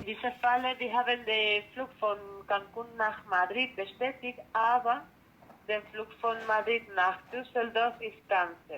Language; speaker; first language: German; non-native, learner; Spanish